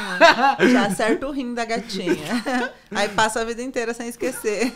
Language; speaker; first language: Portuguese; native; Portuguese